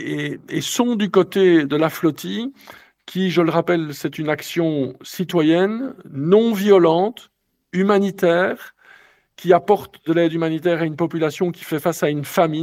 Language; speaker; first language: French; native; French